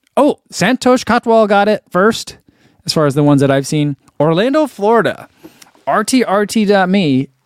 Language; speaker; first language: English; native; English